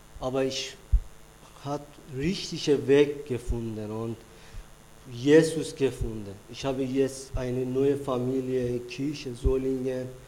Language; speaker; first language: German; non-native, learner; Persian